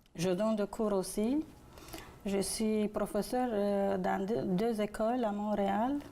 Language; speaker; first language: French; non-native, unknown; Romanian